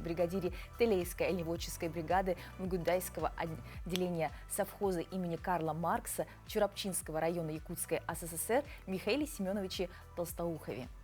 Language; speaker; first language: Russian; native; Russian